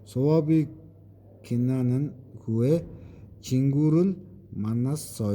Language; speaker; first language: Korean; non-native, learner; Mongolian